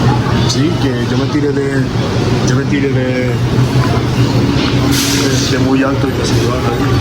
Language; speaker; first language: Spanish; native; Spanish